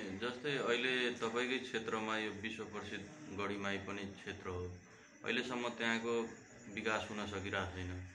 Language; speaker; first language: Nepali; non-native, local second language; Bhojpuri